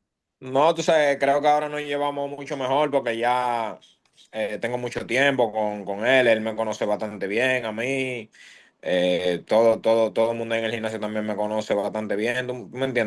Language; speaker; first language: Spanish; native; Spanish